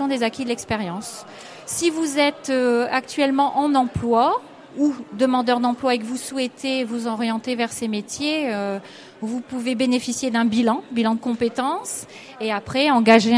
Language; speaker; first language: French; native; French